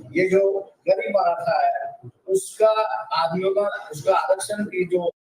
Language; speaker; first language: Hindi; non-native, local second language; Marathi